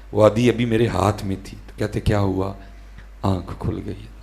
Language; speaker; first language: Urdu; non-native, local second language; Punjabi